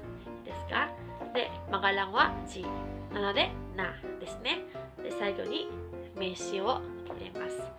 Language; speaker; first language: Japanese; non-native, local second language; Filipino